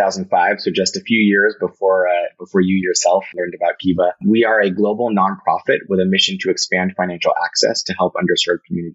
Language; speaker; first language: English; native; English